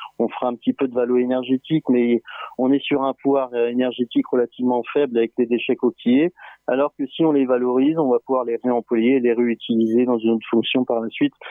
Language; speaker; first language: French; native; French